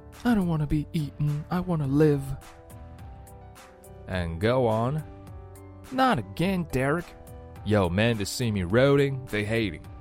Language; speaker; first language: English; non-native, fluent; Chinese